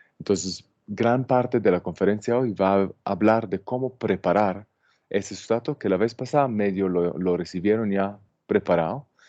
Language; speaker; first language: Spanish; non-native, fluent; Hebrew